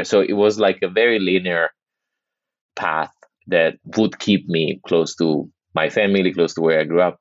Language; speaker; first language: English; non-native, fluent; Italian